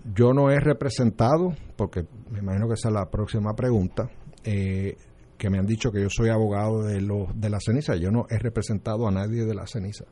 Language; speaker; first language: Spanish; native; Spanish